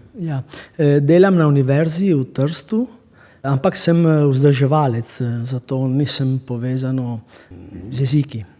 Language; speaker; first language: Slovenian; non-native, fluent; Italian